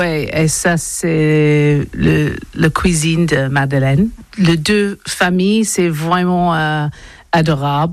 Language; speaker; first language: French; non-native, learner; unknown